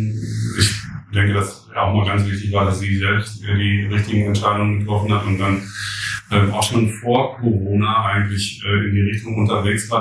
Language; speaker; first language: German; native; German